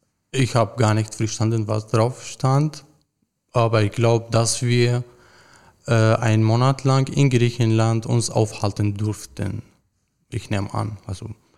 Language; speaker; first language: German; non-native, fluent; Arabic